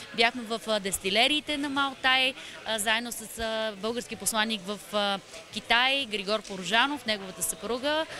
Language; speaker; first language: Bulgarian; native; Bulgarian